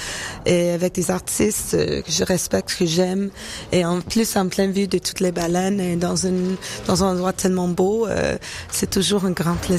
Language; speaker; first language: French; non-native, local second language; English